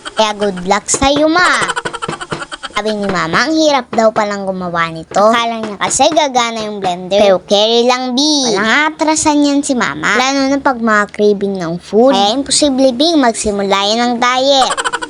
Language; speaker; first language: Filipino; non-native, local second language; Bikol